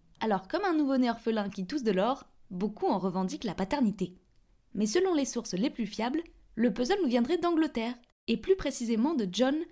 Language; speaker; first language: French; native; French